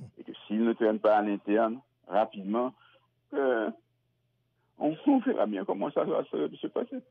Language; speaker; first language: French; non-native, local second language; Haitian Creole